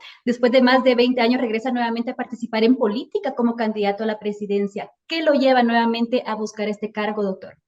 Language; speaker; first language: Spanish; native; Spanish